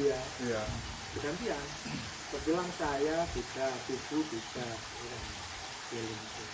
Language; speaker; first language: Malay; non-native, local second language; Javanese